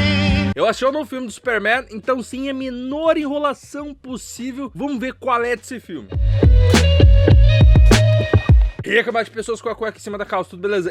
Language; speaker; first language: Portuguese; native; Portuguese